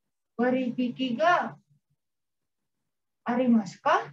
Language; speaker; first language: Japanese; non-native, learner; Indonesian